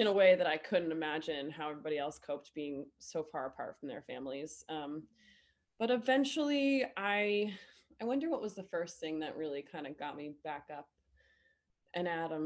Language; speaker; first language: English; native; English